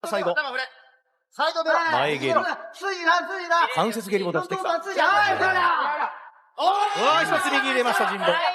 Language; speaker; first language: Japanese; native; Japanese